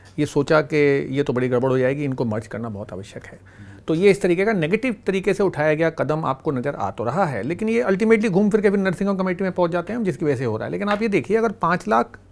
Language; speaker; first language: Hindi; native; Hindi